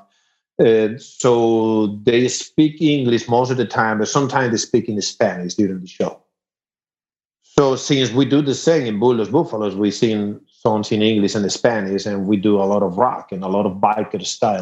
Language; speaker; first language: English; non-native, fluent; Spanish